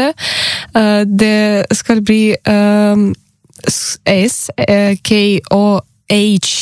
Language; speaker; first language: Norwegian; non-native, learner; Ukrainian